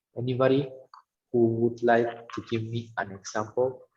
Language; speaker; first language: English; non-native, fluent; Spanish